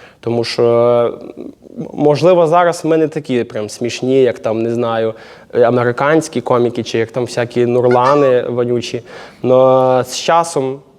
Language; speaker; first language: Ukrainian; native; Ukrainian